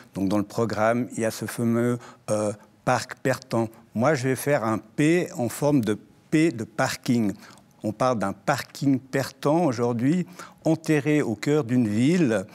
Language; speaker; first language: French; native; French